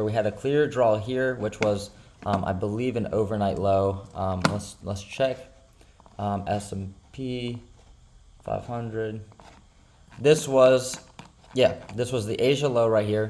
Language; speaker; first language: English; native; English